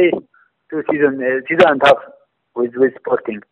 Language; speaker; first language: English; non-native, learner; Arabic